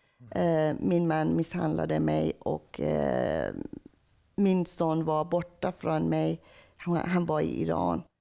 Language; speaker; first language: Swedish; non-native, fluent; Persian